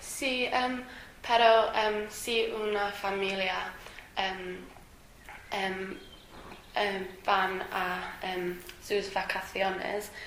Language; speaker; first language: Spanish; non-native, learner; English